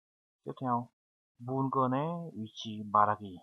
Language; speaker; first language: Korean; non-native, fluent; Vietnamese